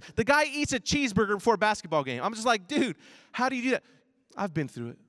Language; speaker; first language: English; early bilingual, other home language; Chinese